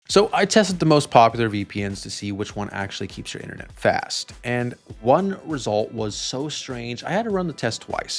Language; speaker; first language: English; native; English